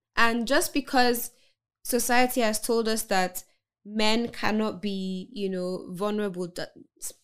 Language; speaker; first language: English; non-native, local second language; Yoruba